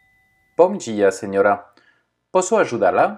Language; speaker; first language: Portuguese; non-native, fluent; French